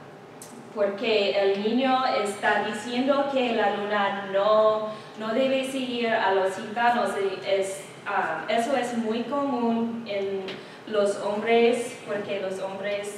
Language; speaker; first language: Spanish; non-native, learner; English